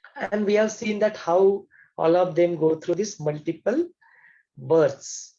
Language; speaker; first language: English; non-native, local second language; Hindi